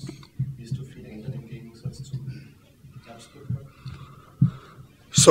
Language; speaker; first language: German; native; German